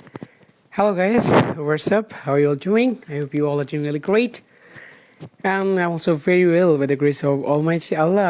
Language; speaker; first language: English; non-native, fluent; Bangla